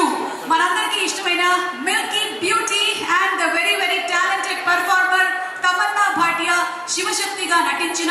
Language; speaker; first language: Telugu; native; Telugu